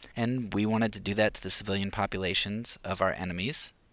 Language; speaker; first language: English; native; English